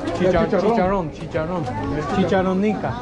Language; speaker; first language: Spanish; non-native, learner; English